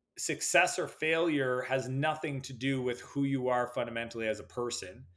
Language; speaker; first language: English; native; English